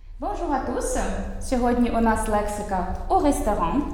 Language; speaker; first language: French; non-native, fluent; Ukrainian